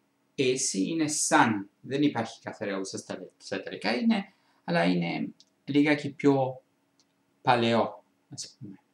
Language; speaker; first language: Greek; non-native, fluent; Italian